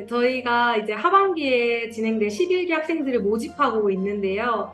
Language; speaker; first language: Korean; native; Korean